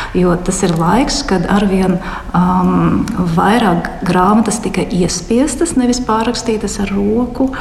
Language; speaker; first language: Latvian; non-native, local second language; Russian